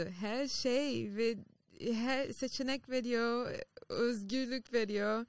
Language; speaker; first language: Turkish; non-native, fluent; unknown